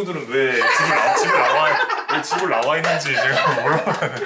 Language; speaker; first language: Korean; native; Korean